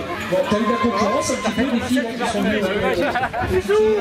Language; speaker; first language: French; native; French